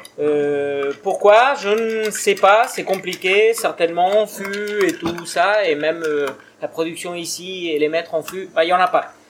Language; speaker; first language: French; non-native, fluent; Spanish